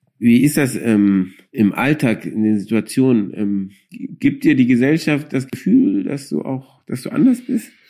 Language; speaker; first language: German; early bilingual, other home language; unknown